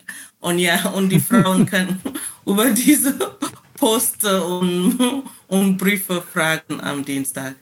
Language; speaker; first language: German; non-native, learner; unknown